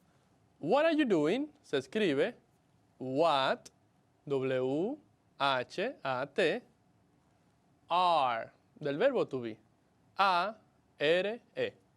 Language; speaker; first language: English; non-native, fluent; Spanish